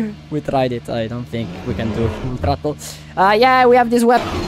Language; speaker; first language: English; non-native, fluent; Italian